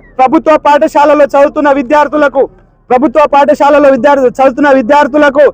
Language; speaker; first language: Telugu; native; Telugu